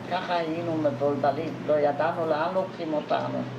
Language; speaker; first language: Hebrew; non-native, fluent; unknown